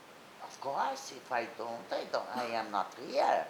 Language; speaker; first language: English; non-native, learner; Portuguese